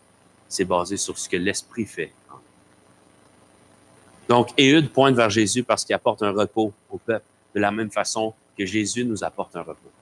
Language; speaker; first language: French; native; French